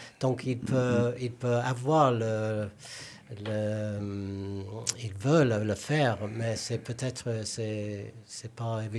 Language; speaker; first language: French; non-native, learner; English